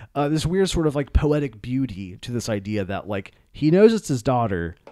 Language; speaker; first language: English; native; English